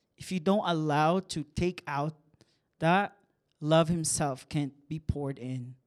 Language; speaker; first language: English; non-native, local second language; Filipino